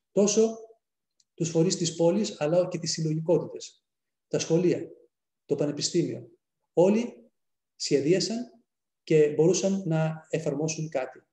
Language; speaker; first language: Greek; native; Greek